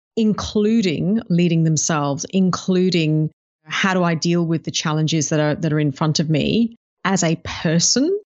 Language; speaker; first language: English; native; English